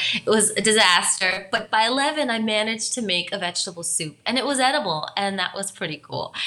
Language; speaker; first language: English; non-native, fluent; Romanian